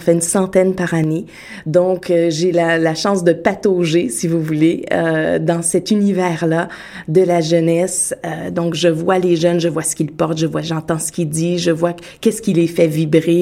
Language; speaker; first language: French; native; French